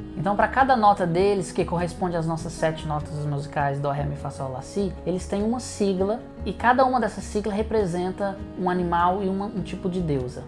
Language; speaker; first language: Portuguese; native; Portuguese